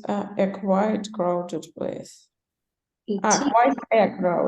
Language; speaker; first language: English; non-native, learner; Russian